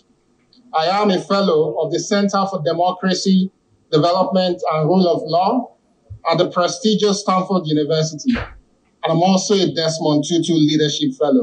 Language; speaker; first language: English; non-native, local second language; Yoruba